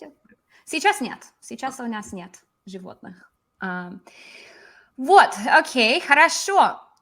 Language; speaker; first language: Russian; non-native, fluent; English